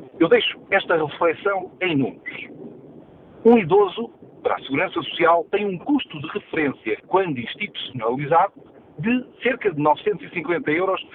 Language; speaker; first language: Portuguese; native; Portuguese